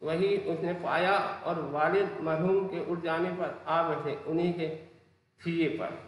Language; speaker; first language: Hindi; native; Hindi